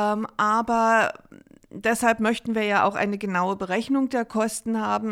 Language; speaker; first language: German; native; German